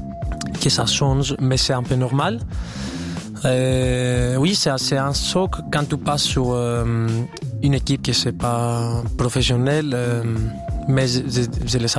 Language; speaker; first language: French; non-native, fluent; Greek